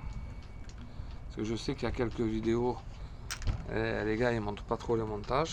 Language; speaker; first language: French; native; French